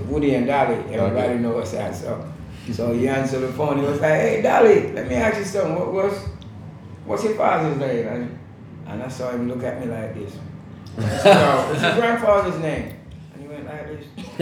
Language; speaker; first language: English; non-native, local second language; Jamaican Creole English